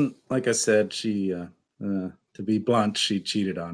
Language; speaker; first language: English; native; English